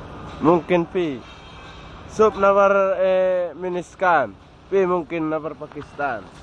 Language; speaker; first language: Arabic; non-native, learner; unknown